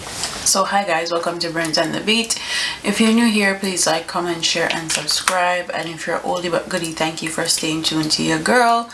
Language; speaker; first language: English; native; English